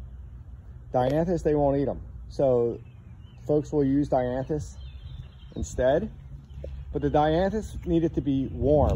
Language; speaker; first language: English; native; English